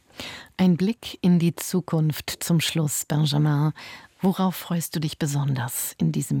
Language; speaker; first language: German; native; German